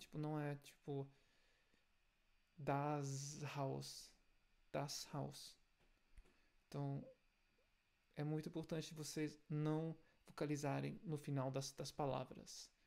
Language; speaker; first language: Portuguese; non-native, fluent; German